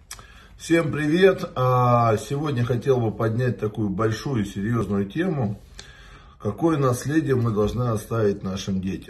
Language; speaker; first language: Russian; native; Russian